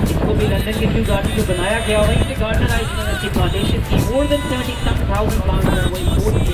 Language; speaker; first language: Hindi; native; Hindi